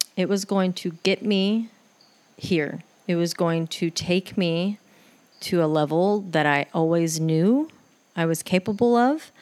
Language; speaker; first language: English; native; English